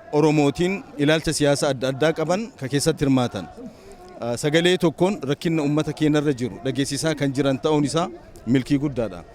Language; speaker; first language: Oromo; native; Oromo